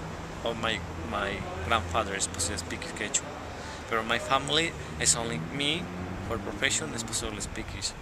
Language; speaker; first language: English; non-native, learner; Spanish